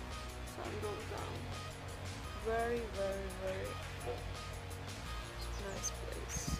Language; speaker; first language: English; non-native, learner; Russian